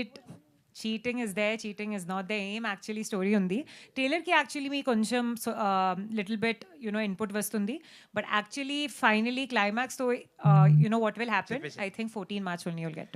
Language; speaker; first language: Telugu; non-native, learner; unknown